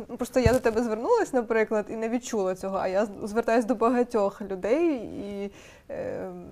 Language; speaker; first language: Ukrainian; native; Ukrainian